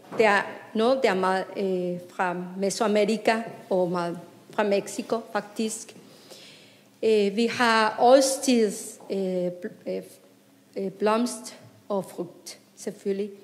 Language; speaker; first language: Danish; non-native, fluent; Spanish